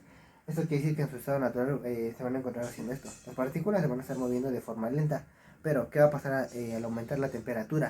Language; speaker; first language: Spanish; native; Spanish